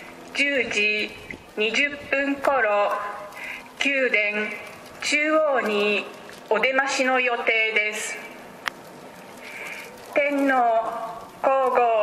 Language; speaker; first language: Japanese; native; Japanese